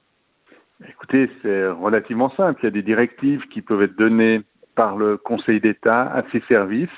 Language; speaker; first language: French; native; French